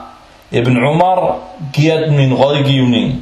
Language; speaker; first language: Danish; early bilingual, other home language; Arabic